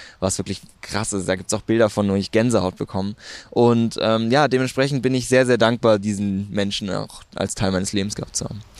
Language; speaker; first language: German; native; German